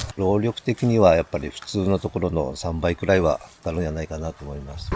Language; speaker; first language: Japanese; native; Japanese